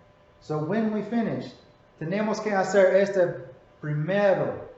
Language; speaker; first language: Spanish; non-native, learner; English